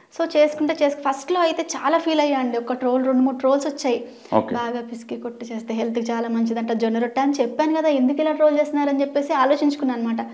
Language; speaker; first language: Telugu; non-native, local second language; Hindi